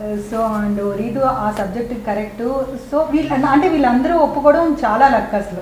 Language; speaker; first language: Telugu; native; Telugu